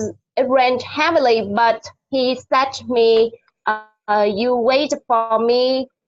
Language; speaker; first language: English; non-native, learner; Vietnamese